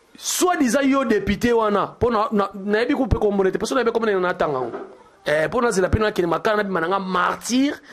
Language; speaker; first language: Lingala; non-native, local second language; Luba-Lulua